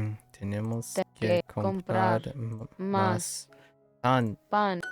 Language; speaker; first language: Spanish; non-native, learner; English